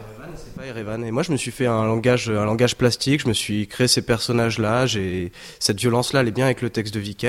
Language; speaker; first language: French; native; French